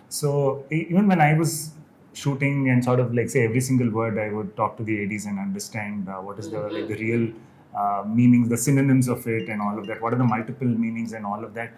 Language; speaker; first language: English; non-native, local second language; Kannada